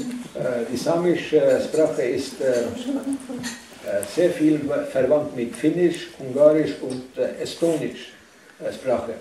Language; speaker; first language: German; non-native, learner; Northern Sami